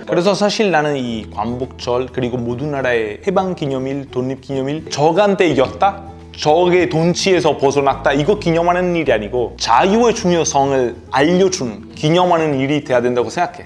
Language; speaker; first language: Korean; non-native, fluent; Italian